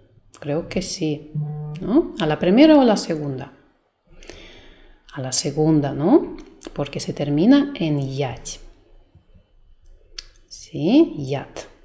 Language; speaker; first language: Spanish; non-native, fluent; Russian